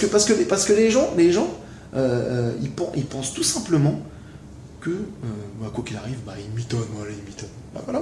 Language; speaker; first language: French; native; French